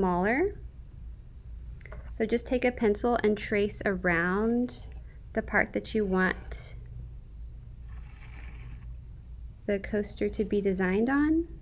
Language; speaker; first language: English; native; English